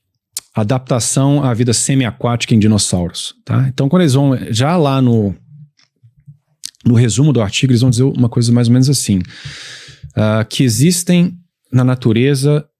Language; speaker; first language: Portuguese; native; Portuguese